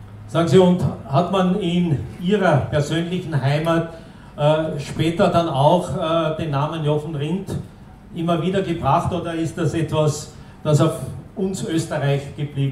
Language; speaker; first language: German; native; German